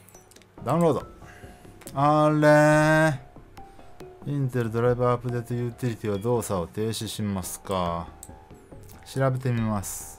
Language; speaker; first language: Japanese; native; Japanese